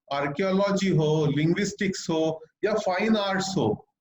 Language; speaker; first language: Hindi; non-native, local second language; Marathi